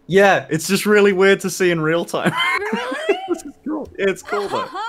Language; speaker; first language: English; native; English